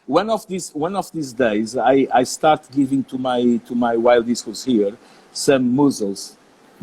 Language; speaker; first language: English; non-native, learner; Portuguese